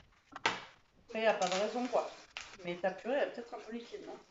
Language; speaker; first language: French; native; French